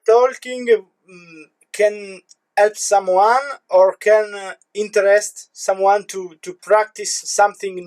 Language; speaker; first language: English; non-native, learner; Italian